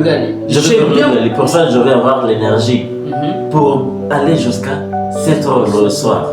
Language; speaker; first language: French; non-native, learner; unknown